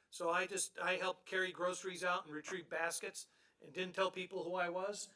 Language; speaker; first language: English; native; English